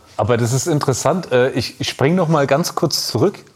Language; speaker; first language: German; native; German